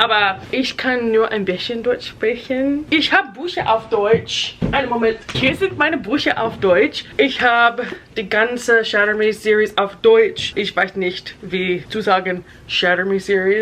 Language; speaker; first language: German; non-native, learner; English